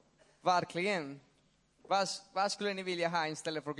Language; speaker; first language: Swedish; non-native, fluent; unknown